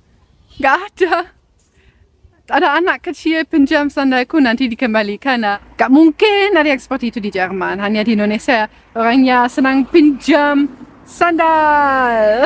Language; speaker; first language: Indonesian; non-native, fluent; German